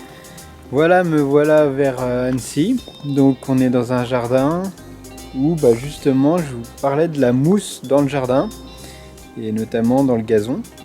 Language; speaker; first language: French; native; French